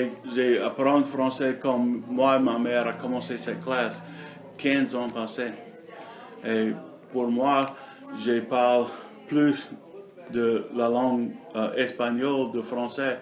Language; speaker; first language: French; non-native, learner; English